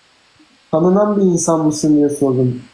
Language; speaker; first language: Turkish; native; Turkish